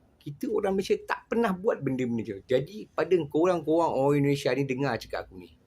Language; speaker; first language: Malay; native; Malay